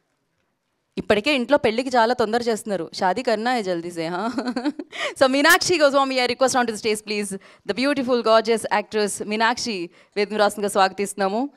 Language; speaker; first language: Telugu; native; Telugu